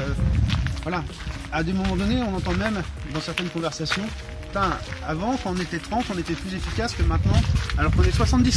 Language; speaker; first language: French; native; French